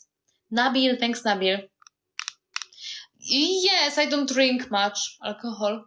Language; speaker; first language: English; non-native, learner; Polish